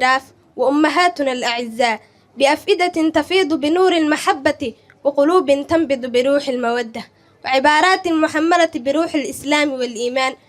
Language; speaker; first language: Arabic; non-native, local second language; Somali